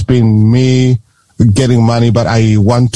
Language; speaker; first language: English; non-native, local second language; Shona